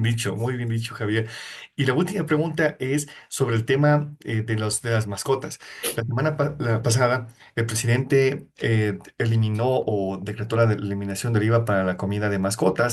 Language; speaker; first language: Spanish; native; Spanish